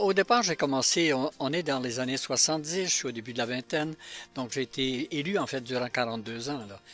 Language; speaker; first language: French; native; French